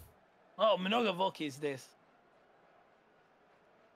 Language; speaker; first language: Russian; non-native, learner; English